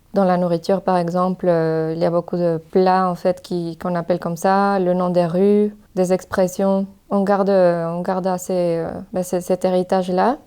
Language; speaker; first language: French; non-native, fluent; Spanish